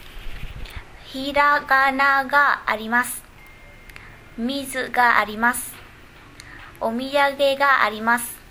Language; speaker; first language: Japanese; non-native, learner; Vietnamese